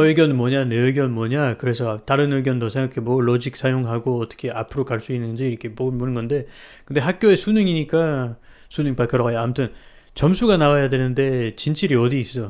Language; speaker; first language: Korean; non-native, fluent; French